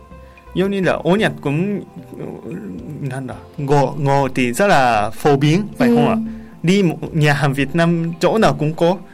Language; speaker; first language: Vietnamese; non-native, learner; Japanese